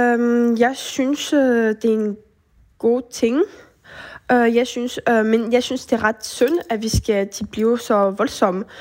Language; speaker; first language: Danish; early bilingual, heritage; Danish